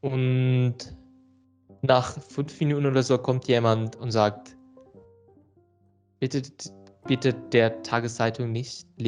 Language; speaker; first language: German; non-native, learner; Indonesian